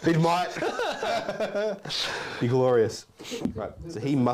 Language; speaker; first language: English; native; English